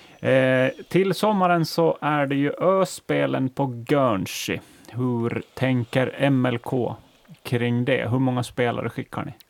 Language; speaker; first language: Swedish; native; Swedish